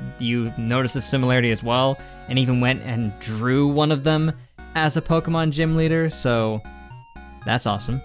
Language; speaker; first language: English; native; English